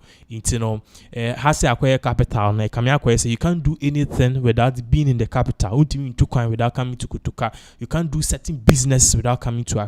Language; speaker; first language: English; non-native, local second language; Akan